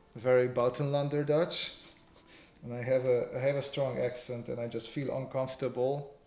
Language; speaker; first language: English; non-native, fluent; Romanian